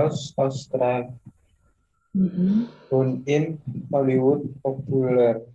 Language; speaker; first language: German; non-native, learner; Indonesian